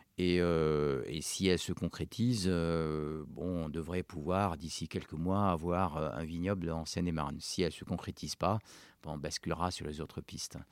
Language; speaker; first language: French; non-native, local second language; Arabic